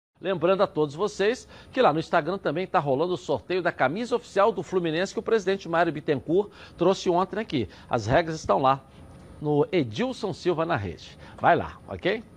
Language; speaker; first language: Portuguese; native; Portuguese